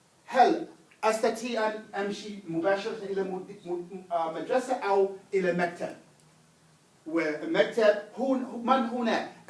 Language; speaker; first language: Arabic; non-native, fluent; English